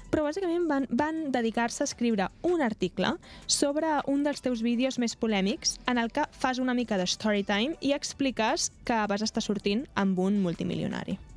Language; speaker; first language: Catalan; native; Catalan